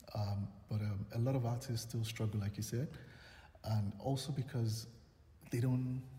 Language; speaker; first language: English; non-native, local second language; Yoruba